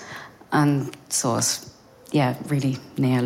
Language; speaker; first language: German; non-native, learner; English